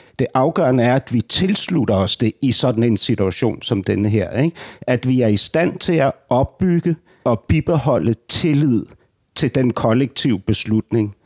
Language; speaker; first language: Danish; native; Danish